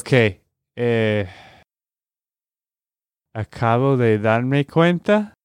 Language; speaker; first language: Spanish; non-native, learner; English